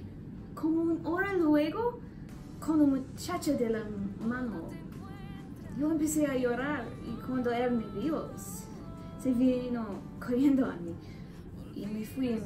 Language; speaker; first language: Spanish; non-native, learner; English